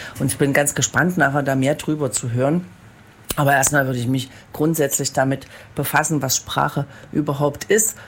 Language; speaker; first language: German; native; German